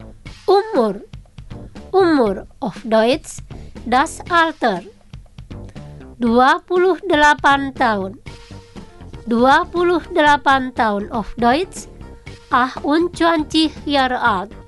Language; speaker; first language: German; non-native, fluent; Indonesian